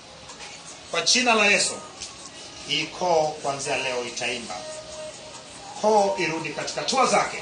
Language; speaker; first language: Swahili; non-native, local second language; Luo (Kenya and Tanzania)